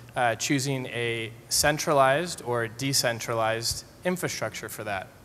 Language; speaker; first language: English; native; English